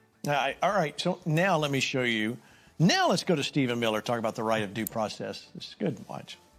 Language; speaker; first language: English; native; English